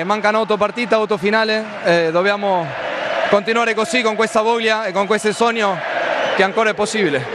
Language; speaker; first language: Italian; non-native, fluent; Spanish